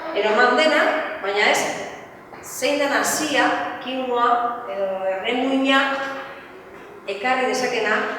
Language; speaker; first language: Basque; native; Basque